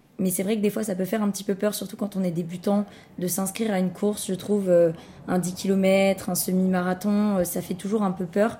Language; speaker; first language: French; native; French